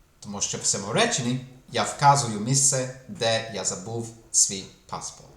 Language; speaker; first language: Ukrainian; non-native, fluent; English